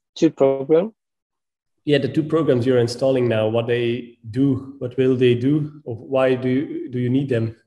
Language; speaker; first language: English; non-native, fluent; Japanese